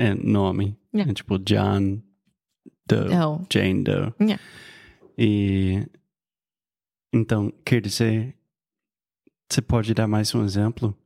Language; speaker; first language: Portuguese; non-native, fluent; English